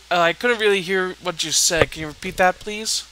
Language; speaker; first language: English; native; English